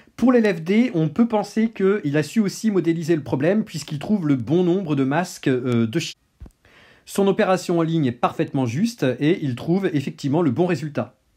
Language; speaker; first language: French; native; French